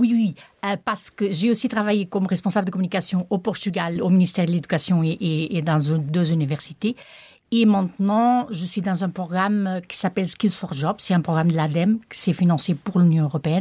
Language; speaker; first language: French; non-native, learner; Portuguese